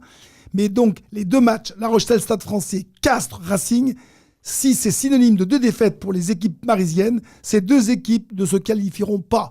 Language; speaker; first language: French; native; French